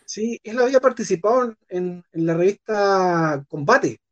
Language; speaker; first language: Spanish; native; Spanish